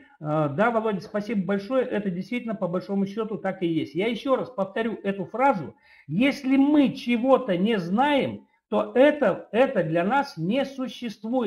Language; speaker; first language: Russian; native; Russian